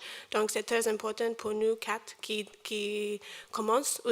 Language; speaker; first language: French; non-native, learner; English